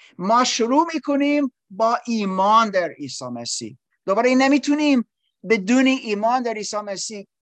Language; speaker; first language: Persian; non-native, learner; English